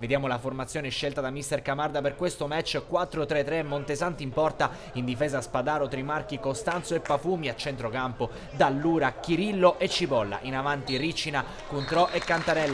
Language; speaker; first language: Italian; native; Italian